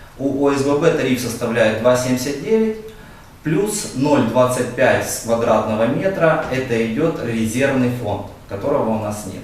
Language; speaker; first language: Russian; native; Russian